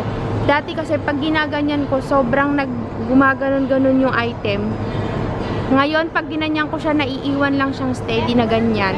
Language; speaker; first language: Filipino; native; Filipino